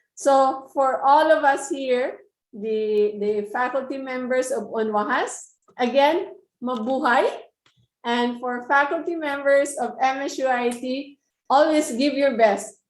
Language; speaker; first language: English; non-native, local second language; Filipino